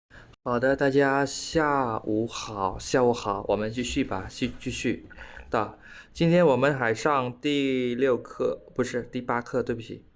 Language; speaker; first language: Chinese; non-native, fluent; Khmer